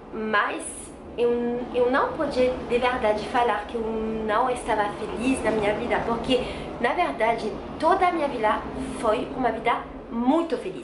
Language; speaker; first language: Portuguese; non-native, learner; French